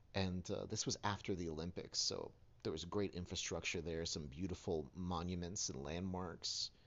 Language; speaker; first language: English; native; English